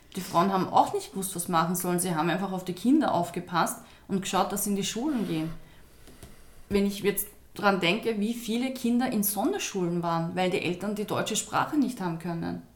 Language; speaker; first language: German; early bilingual, other home language; Turkish